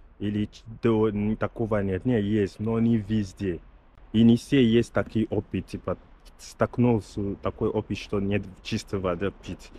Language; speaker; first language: Russian; non-native, learner; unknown